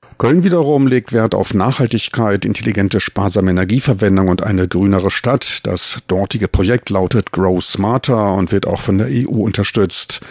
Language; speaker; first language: German; native; German